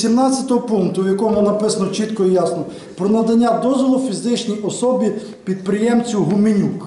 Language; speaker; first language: Ukrainian; native; Ukrainian